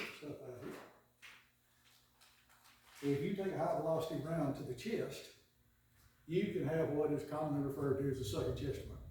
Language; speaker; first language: English; native; English